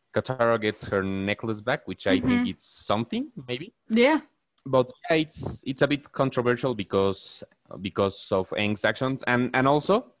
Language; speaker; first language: English; non-native, fluent; Spanish